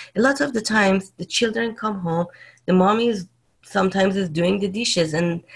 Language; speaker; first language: English; non-native, fluent; Persian